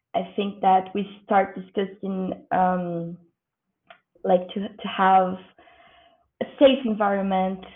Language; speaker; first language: English; non-native, fluent; Portuguese